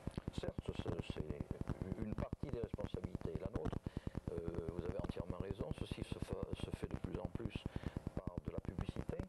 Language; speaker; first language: French; native; French